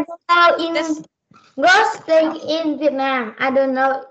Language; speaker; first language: English; non-native, learner; Vietnamese